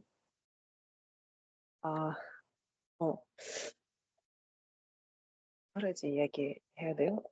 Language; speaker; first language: Korean; non-native, learner; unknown